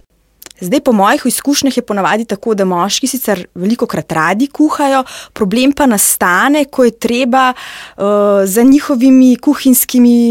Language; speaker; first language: Slovenian; native; Slovenian